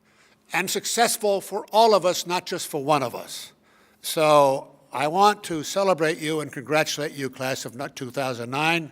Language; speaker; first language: English; native; English